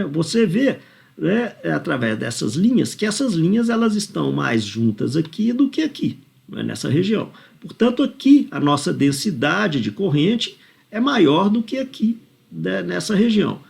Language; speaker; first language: Portuguese; native; Portuguese